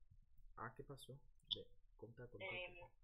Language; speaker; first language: Spanish; early bilingual, heritage; Spanish